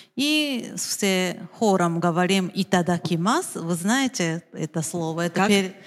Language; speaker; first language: Russian; non-native, fluent; Japanese